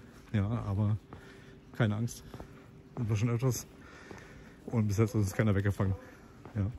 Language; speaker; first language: German; native; German